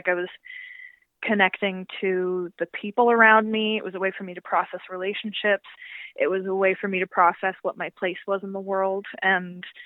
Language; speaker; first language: English; native; English